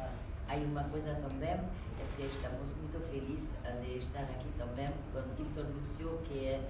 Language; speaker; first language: Portuguese; non-native, learner; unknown